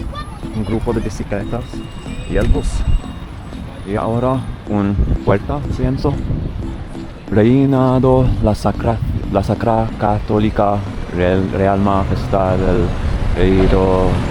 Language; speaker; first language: Spanish; non-native, learner; English